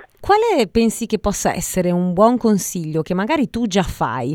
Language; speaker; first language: Italian; native; Italian